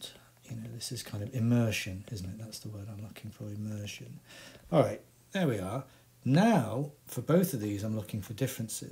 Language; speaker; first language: English; native; English